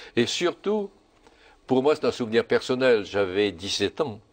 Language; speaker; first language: French; native; French